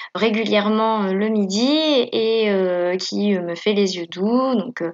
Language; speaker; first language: French; native; French